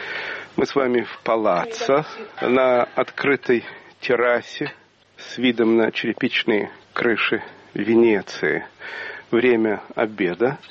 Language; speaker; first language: Russian; native; Russian